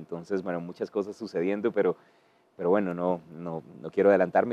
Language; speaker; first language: Spanish; native; Spanish